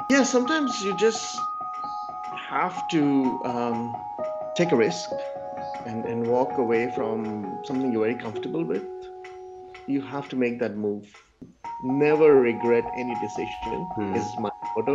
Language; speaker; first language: English; non-native, local second language; Urdu